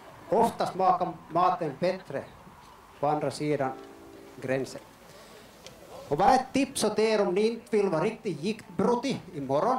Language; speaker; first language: Swedish; native; Swedish